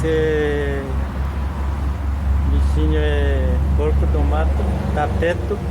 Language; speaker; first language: Portuguese; non-native, local second language; Guarani